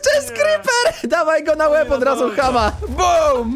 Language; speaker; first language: Polish; native; Polish